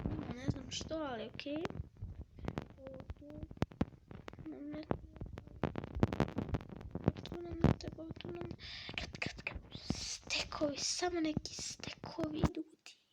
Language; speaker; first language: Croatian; early bilingual, heritage; Croatian